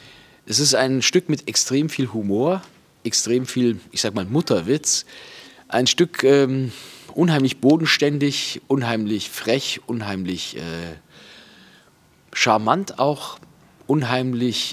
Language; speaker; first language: German; native; German